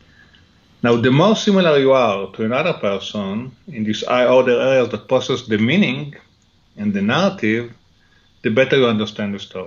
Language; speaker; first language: English; non-native, fluent; Hebrew